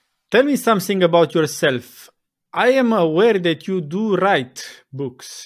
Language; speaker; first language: English; non-native, fluent; Romanian